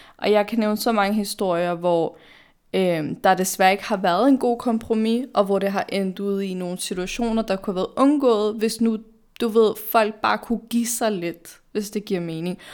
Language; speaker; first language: Danish; early bilingual, other home language; Arabic